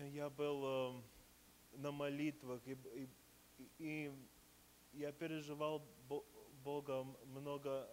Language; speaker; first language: Russian; early bilingual, heritage; Russian